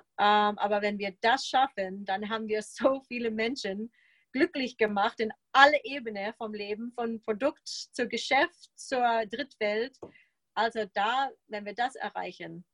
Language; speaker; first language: German; non-native, fluent; English